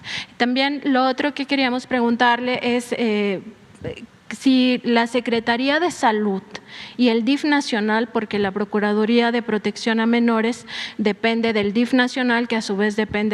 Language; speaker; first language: Spanish; native; Spanish